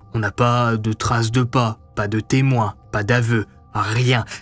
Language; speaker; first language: French; native; French